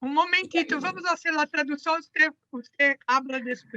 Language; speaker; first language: Spanish; non-native, learner; Portuguese